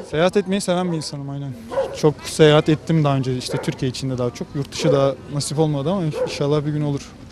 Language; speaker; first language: Turkish; native; Turkish